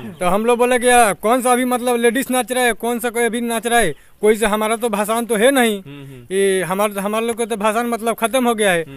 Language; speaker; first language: Hindi; native; Hindi